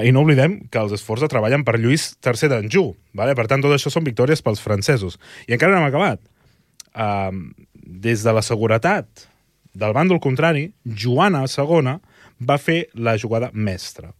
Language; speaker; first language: Catalan; native; Catalan